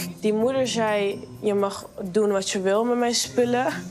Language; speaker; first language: Dutch; native; Dutch